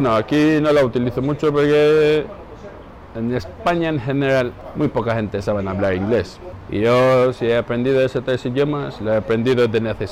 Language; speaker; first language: Spanish; non-native, fluent; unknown